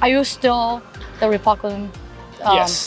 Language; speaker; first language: English; non-native, fluent; Chinese